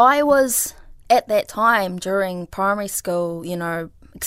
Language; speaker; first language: English; early bilingual, other home language; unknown